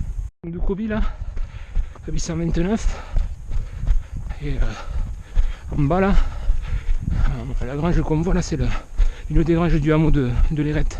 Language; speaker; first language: French; native; French